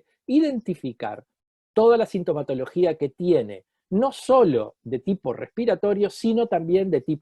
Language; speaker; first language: Spanish; native; Spanish